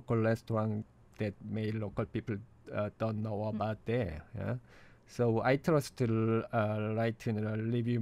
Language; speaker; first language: English; non-native, learner; Korean